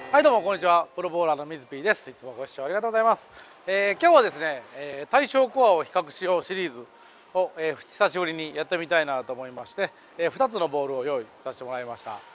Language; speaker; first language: Japanese; native; Japanese